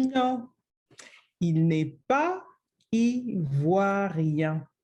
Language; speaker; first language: French; non-native, learner; English